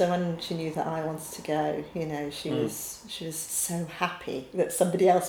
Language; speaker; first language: English; native; English